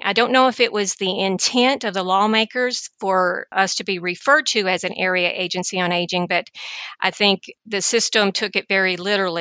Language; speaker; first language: English; native; English